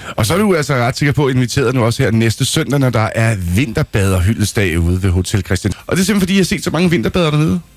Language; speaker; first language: Danish; native; Danish